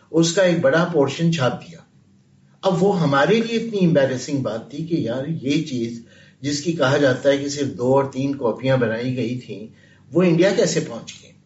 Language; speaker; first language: Urdu; native; Urdu